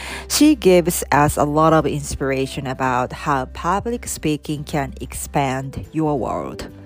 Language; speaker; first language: English; non-native, fluent; Japanese